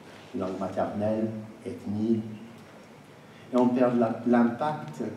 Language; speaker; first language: French; non-native, fluent; English